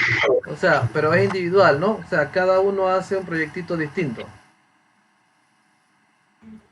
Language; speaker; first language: Spanish; native; Spanish